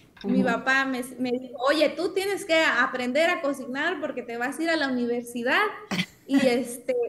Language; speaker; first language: Spanish; native; Spanish